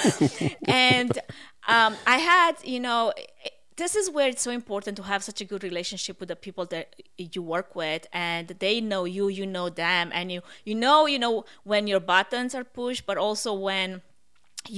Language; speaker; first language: English; non-native, fluent; Russian